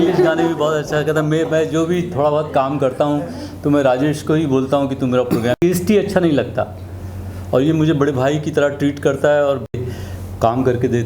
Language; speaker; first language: Hindi; native; Hindi